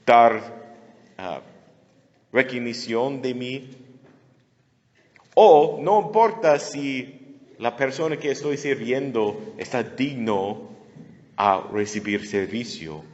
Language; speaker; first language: Spanish; non-native, learner; English